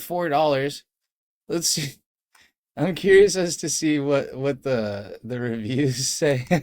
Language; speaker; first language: English; native; English